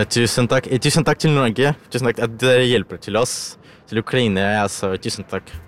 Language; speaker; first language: Norwegian; non-native, learner; Ukrainian